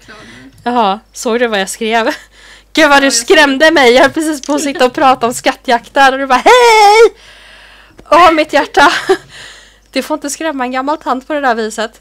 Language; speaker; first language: Swedish; native; Swedish